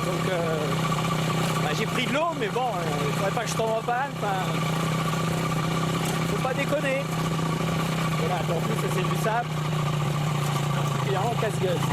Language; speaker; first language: French; native; French